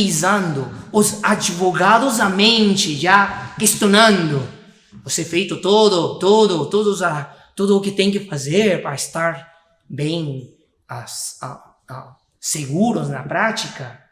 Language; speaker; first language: Portuguese; non-native, fluent; Spanish